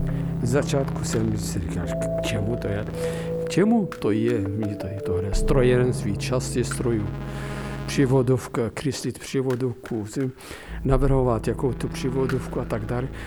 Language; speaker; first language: Czech; non-native, fluent; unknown